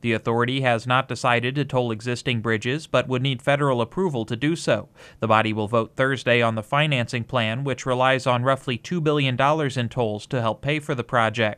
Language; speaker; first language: English; native; English